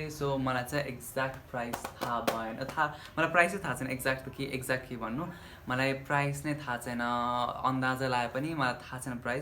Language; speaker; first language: Nepali; native; Nepali